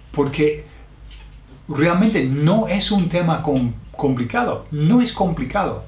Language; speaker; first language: Spanish; non-native, fluent; English